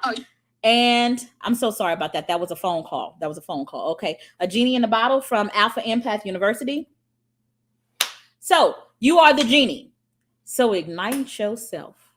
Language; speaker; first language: English; native; English